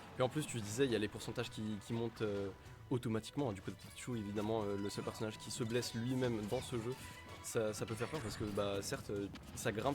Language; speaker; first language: French; native; French